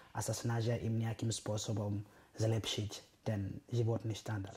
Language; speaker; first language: Slovak; non-native, fluent; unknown